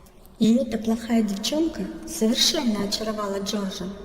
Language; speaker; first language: Russian; native; Russian